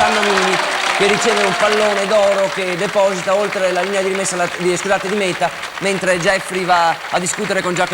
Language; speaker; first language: Italian; native; Italian